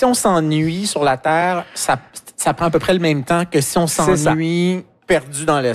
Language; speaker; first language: French; native; French